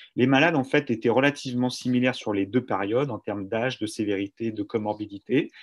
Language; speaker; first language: French; native; French